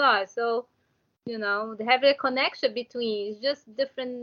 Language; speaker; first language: English; non-native, learner; Portuguese